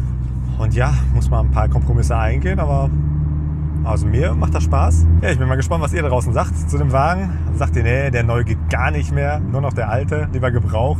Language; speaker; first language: German; native; German